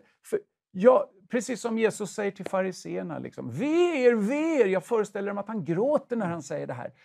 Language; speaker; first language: Swedish; native; Swedish